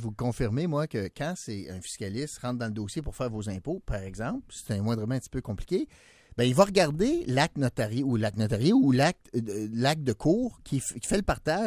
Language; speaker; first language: French; native; French